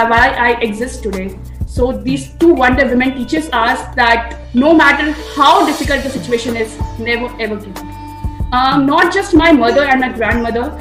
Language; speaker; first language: English; non-native, local second language; Hindi